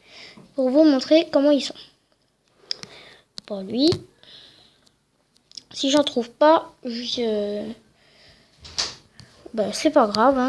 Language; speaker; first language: French; native; French